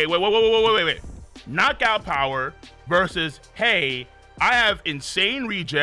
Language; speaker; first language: English; native; English